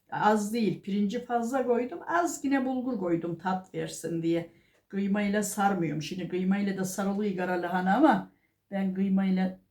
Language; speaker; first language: Turkish; native; Turkish